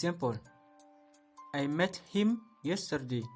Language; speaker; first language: English; non-native, fluent; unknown